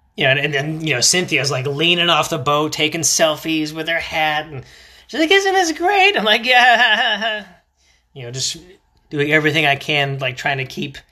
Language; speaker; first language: English; native; English